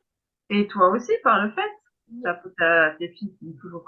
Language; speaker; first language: French; native; French